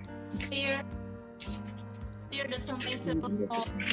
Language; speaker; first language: English; non-native, learner; Indonesian